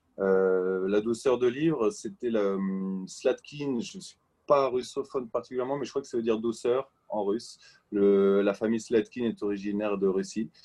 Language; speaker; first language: French; native; French